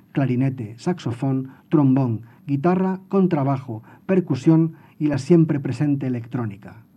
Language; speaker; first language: Spanish; native; Spanish